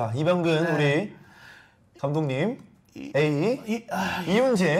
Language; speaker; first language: Korean; native; Korean